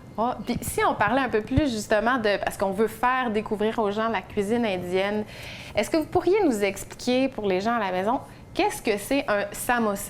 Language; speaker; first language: French; native; French